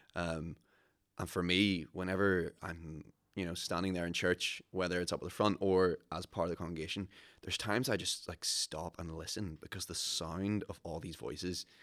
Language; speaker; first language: English; native; English